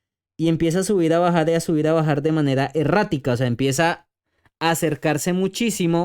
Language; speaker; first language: Spanish; native; Spanish